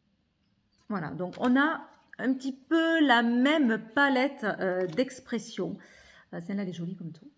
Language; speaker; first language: French; native; French